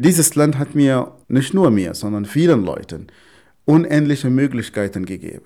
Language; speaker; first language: German; non-native, fluent; Arabic